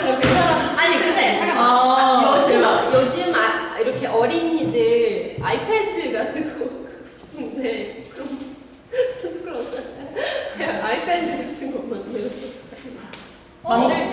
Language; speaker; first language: Korean; non-native, learner; Portuguese